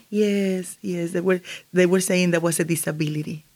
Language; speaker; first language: English; non-native, fluent; Spanish